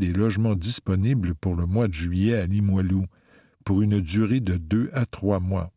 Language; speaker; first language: French; native; French